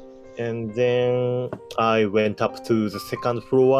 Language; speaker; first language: English; non-native, learner; Japanese